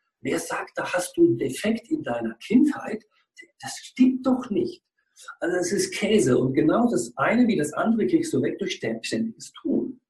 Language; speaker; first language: German; native; German